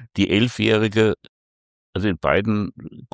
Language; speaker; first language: German; native; German